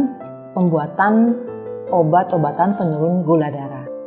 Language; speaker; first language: Indonesian; native; Indonesian